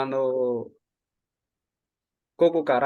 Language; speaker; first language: Japanese; non-native, learner; Indonesian